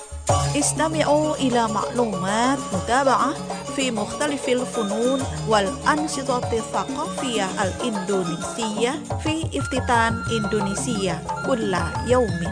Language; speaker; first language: Arabic; non-native, fluent; Indonesian